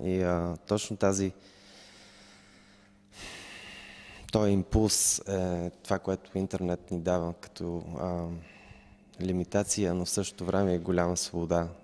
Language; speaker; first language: Bulgarian; native; Bulgarian